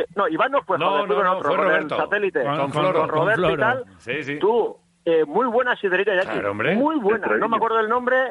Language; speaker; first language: Spanish; native; Spanish